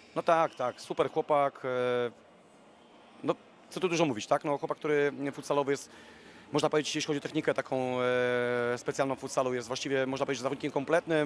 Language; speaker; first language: Polish; native; Polish